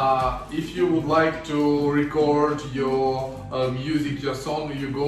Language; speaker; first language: English; non-native, learner; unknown